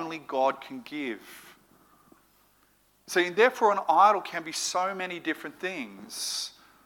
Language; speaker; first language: English; native; English